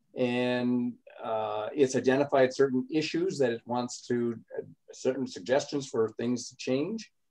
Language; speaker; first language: English; native; English